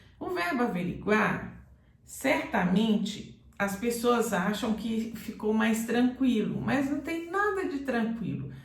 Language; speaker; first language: Portuguese; native; Portuguese